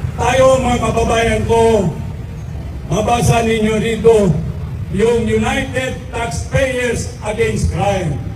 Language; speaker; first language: Filipino; non-native, local second language; Iloko